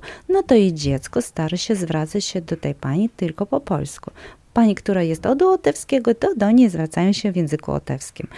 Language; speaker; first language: Polish; non-native, local second language; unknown